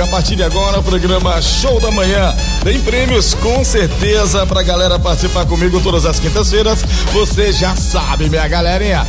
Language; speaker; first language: Portuguese; native; Portuguese